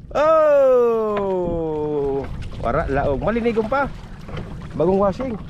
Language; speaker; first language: Filipino; native; Filipino